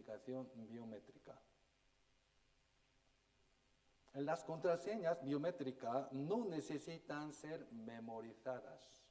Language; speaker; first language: Spanish; non-native, fluent; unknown